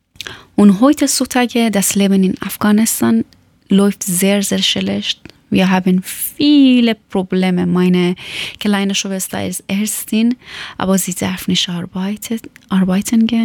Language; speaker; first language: German; non-native, fluent; Persian